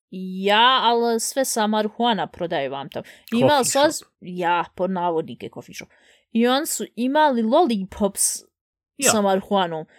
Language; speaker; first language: Bosnian; early bilingual, heritage; Bosnian